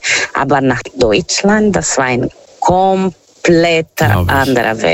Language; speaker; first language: German; non-native, fluent; Portuguese